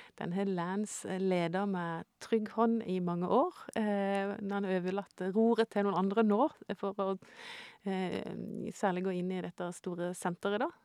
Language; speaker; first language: Norwegian; native; Norwegian